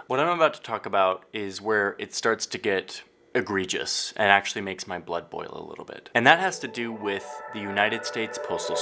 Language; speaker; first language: English; native; English